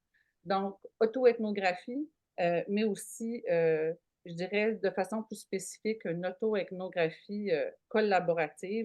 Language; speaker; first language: French; native; French